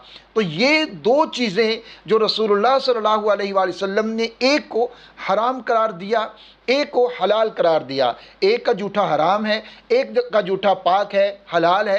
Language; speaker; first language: Urdu; native; Urdu